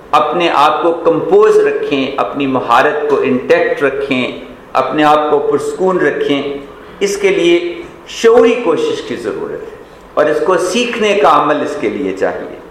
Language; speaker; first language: Urdu; non-native, local second language; Punjabi